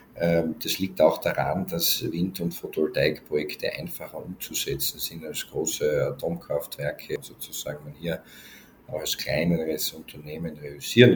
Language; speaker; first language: German; native; German